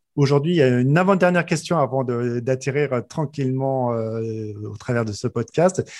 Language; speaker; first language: French; native; French